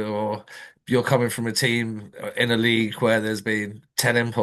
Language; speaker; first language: English; native; English